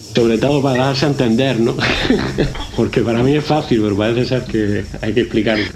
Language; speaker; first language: Spanish; native; Spanish